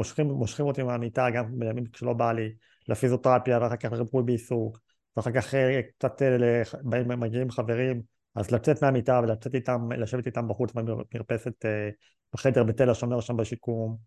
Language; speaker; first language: Hebrew; native; Hebrew